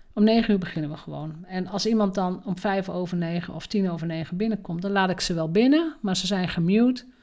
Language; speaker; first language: Dutch; native; Dutch